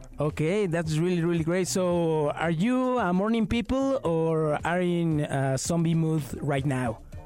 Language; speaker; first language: English; non-native, fluent; Spanish